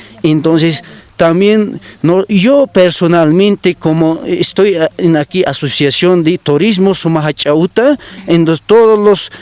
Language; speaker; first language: Spanish; non-native, local second language; Aymara